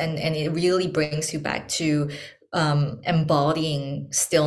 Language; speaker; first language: English; non-native, local second language; Chinese